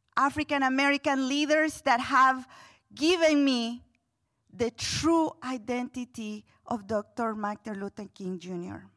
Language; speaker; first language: English; non-native, fluent; Spanish